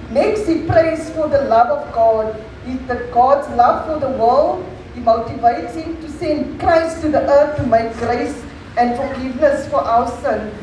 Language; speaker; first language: English; non-native, local second language; Afrikaans